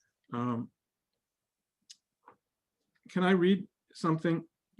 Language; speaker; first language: English; native; English